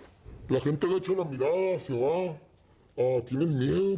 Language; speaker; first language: Spanish; native; Spanish